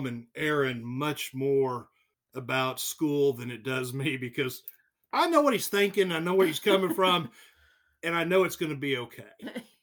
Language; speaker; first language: English; native; English